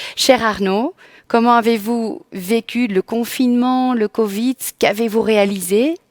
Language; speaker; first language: French; non-native, local second language; Dutch